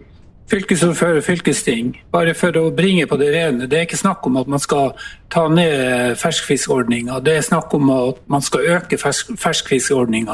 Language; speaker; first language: Norwegian; native; Norwegian